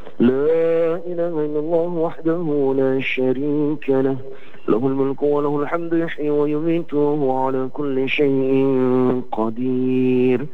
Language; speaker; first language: Arabic; non-native, fluent; Indonesian